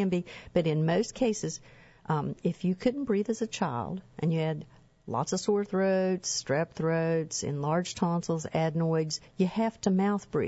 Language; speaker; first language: English; native; English